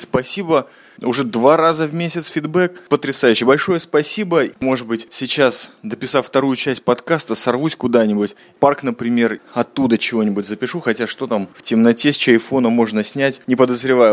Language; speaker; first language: Russian; native; Russian